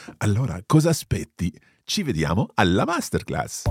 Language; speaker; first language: Italian; non-native, fluent; English